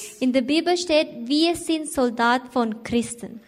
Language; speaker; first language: German; non-native, learner; Thai